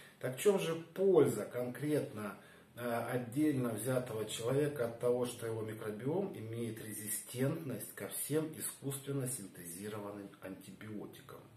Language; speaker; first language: Russian; native; Russian